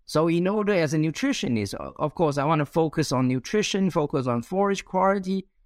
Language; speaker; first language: English; non-native, fluent; Chinese